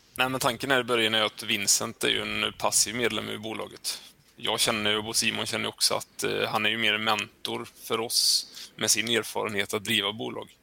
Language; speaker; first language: Swedish; native; Swedish